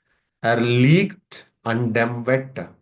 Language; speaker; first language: German; non-native, learner; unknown